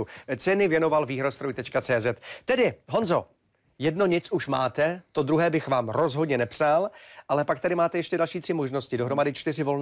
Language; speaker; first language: Czech; native; Czech